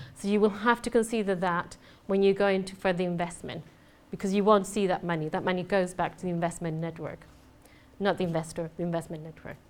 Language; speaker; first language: English; non-native, fluent; Spanish